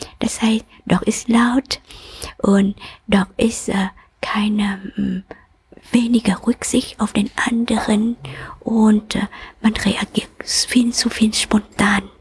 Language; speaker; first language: German; non-native, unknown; Vietnamese